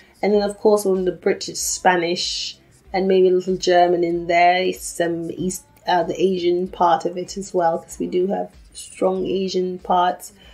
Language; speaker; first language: English; native; English